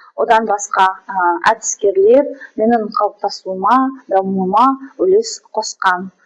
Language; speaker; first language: Kazakh; non-native, local second language; Russian